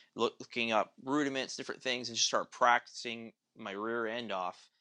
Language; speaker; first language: English; native; English